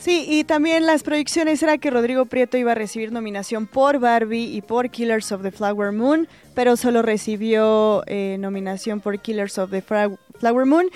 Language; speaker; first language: Spanish; native; Spanish